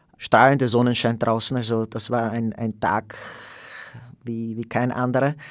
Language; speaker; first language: German; non-native, fluent; Slovak